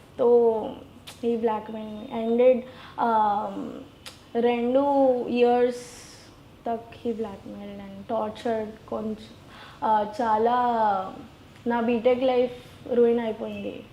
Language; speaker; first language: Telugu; non-native, learner; Hindi